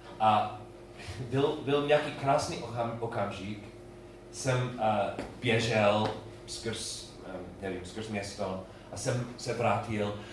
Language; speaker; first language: Czech; non-native, learner; English